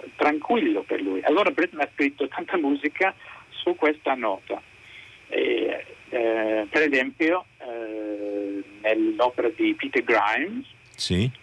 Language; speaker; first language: Italian; non-native, fluent; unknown